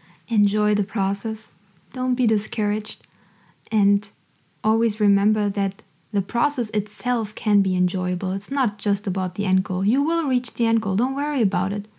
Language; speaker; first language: English; non-native, fluent; German